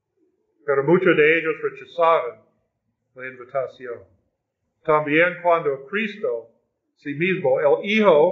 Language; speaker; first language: Spanish; non-native, fluent; English